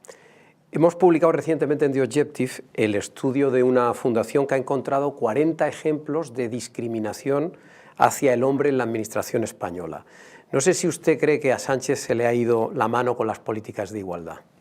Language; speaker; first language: Spanish; native; Spanish